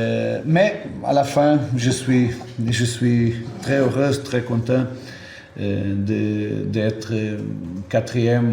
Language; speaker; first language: French; non-native, fluent; Portuguese